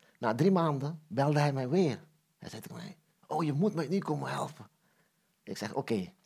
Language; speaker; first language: Dutch; non-native, local second language; Papiamento